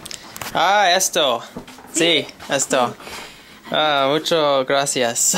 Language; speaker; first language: Spanish; non-native, learner; English